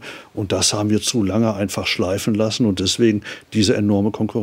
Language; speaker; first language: German; native; German